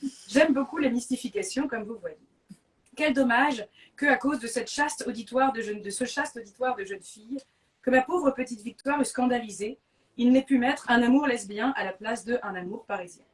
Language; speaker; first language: French; native; French